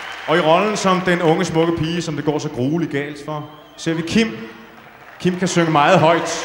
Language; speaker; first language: Danish; native; Danish